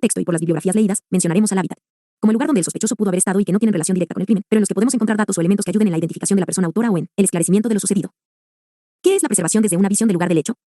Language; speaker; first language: Spanish; native; Spanish